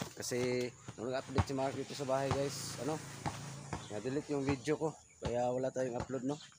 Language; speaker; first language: Filipino; non-native, local second language; Cebuano